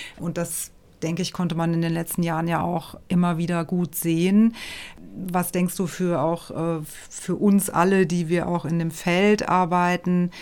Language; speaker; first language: German; native; German